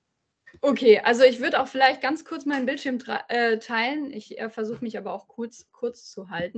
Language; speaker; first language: German; native; German